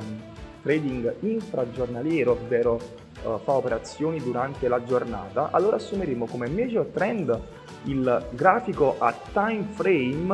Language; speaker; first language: Italian; native; Italian